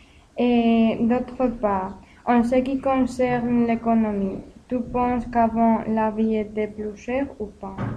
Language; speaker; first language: French; non-native, learner; Spanish